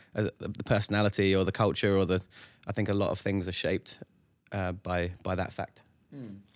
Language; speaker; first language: English; native; English